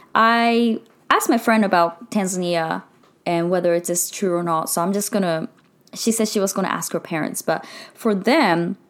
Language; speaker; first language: English; early bilingual, heritage; Japanese